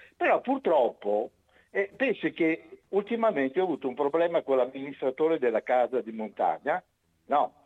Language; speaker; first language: Italian; native; Italian